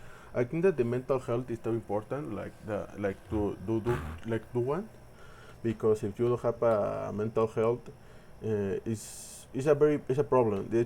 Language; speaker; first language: English; non-native, learner; Spanish